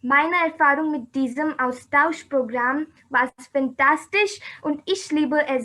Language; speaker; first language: German; non-native, learner; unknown